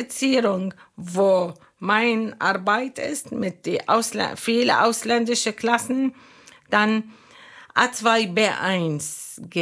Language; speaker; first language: German; non-native, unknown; Arabic